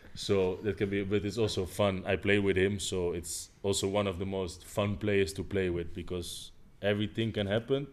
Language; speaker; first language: English; non-native, fluent; Dutch